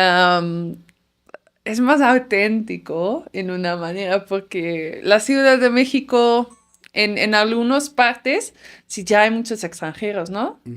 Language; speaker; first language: Spanish; non-native, fluent; Dutch